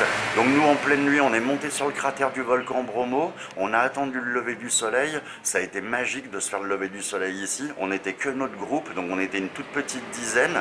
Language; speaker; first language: French; native; French